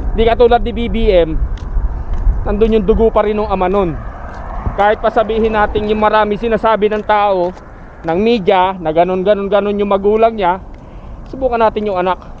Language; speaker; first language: Filipino; non-native, local second language; Bikol